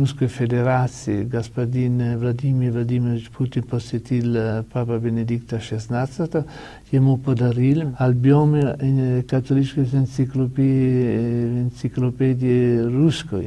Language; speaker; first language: Russian; non-native, learner; Italian